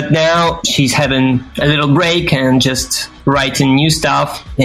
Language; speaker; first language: English; non-native, fluent; Ukrainian